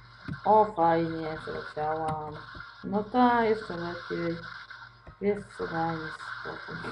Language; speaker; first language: Polish; native; Polish